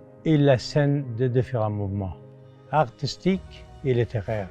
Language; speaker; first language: French; non-native, fluent; Arabic